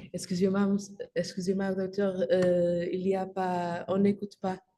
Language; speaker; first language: French; non-native, learner; Spanish